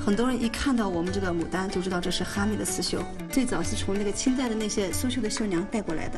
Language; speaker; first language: Chinese; native; Chinese